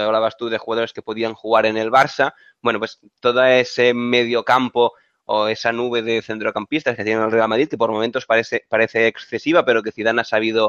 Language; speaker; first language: Spanish; native; Spanish